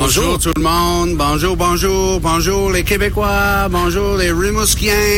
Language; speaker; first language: French; non-native, learner; English